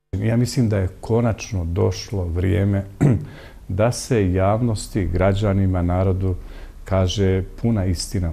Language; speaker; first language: Serbian; native; Serbian